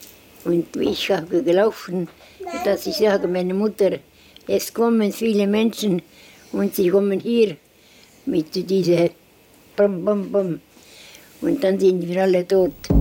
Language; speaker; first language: German; non-native, learner; Estonian